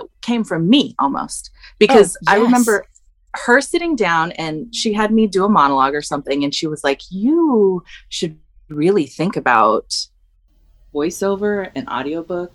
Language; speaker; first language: English; native; English